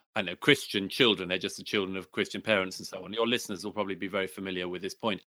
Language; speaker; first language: English; native; English